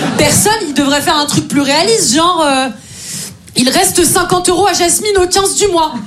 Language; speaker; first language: French; native; French